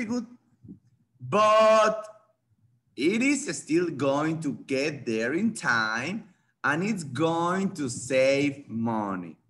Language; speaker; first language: English; non-native, fluent; Spanish